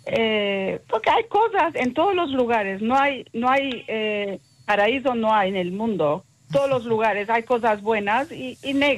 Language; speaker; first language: Spanish; early bilingual, heritage; Ladino